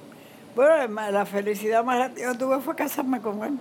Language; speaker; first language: Spanish; native; Spanish